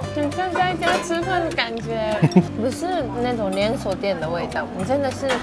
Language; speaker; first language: Chinese; non-native, fluent; Japanese